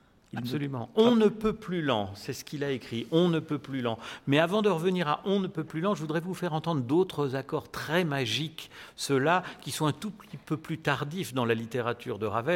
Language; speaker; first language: French; native; French